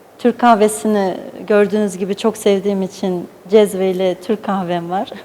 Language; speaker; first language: Turkish; early bilingual, heritage; Turkish